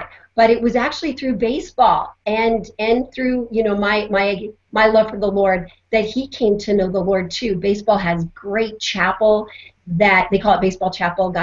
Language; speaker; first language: English; native; English